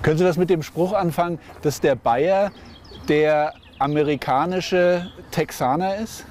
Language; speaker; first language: German; native; German